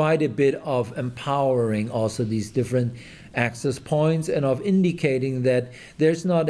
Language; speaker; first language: English; non-native, fluent; German